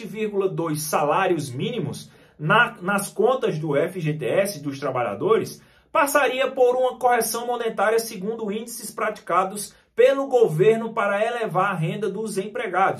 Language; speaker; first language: Portuguese; native; Portuguese